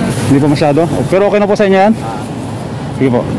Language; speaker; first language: Filipino; native; Filipino